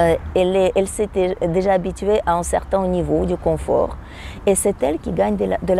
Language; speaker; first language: French; non-native, fluent; Russian